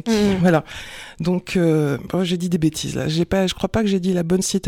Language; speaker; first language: French; native; French